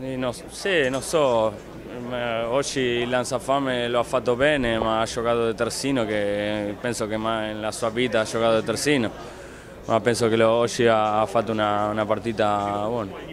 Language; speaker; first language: Italian; non-native, fluent; Spanish